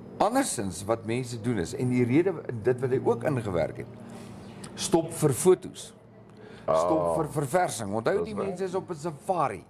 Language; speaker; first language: Afrikaans; native; Afrikaans